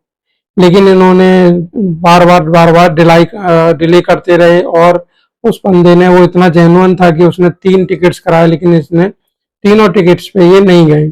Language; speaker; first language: Hindi; native; Hindi